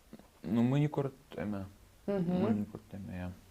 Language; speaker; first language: Estonian; non-native, local second language; Russian